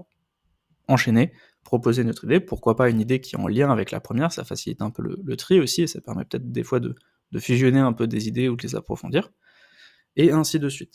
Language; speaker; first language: French; native; French